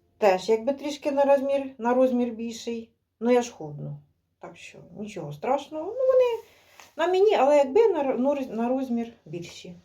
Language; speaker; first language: Ukrainian; native; Ukrainian